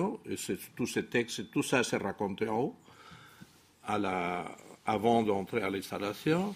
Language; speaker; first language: French; non-native, fluent; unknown